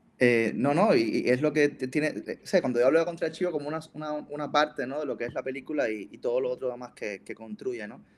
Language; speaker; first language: Spanish; native; Spanish